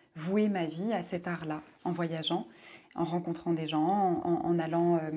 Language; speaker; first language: French; native; French